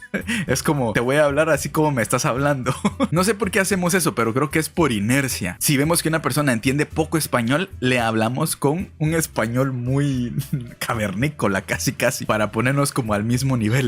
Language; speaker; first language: Spanish; native; Spanish